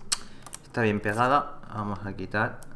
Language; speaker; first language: Spanish; native; Spanish